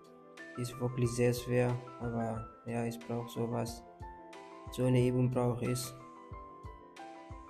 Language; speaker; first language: German; non-native, learner; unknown